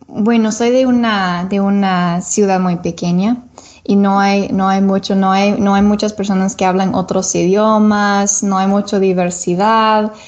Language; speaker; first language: Spanish; non-native, learner; English